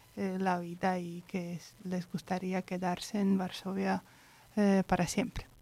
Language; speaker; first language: Spanish; non-native, fluent; Polish